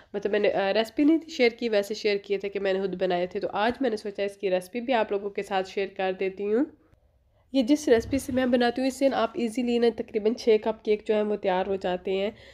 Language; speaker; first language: Urdu; native; Urdu